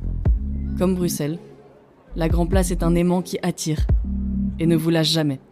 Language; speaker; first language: French; native; French